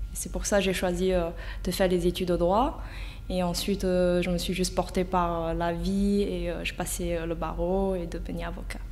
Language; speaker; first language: French; non-native, fluent; Chinese